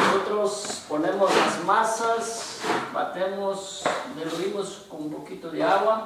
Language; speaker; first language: Spanish; non-native, fluent; Portuguese